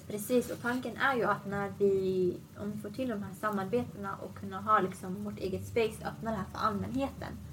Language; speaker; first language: Swedish; early bilingual, other home language; Assyrian Neo-Aramaic